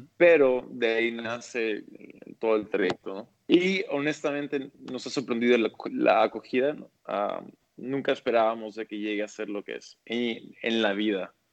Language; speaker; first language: Spanish; early bilingual, other home language; English